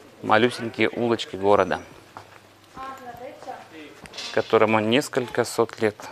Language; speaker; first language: Russian; native; Russian